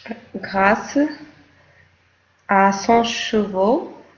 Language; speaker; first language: French; non-native, learner; Portuguese